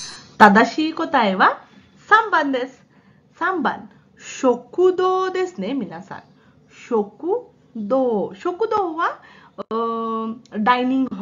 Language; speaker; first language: Japanese; non-native, fluent; Hindi